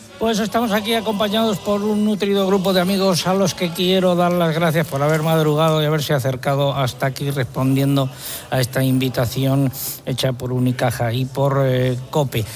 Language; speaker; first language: Spanish; native; Spanish